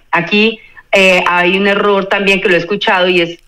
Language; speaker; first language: Spanish; native; Spanish